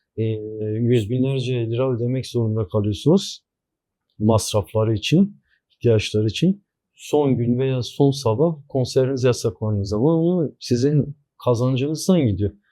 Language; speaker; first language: Turkish; non-native, local second language; Kurdish